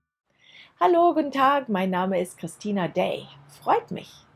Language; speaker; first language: German; non-native, fluent; English